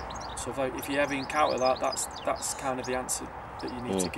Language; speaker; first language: English; native; English